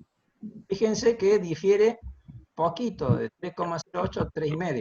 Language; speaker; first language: Spanish; native; Spanish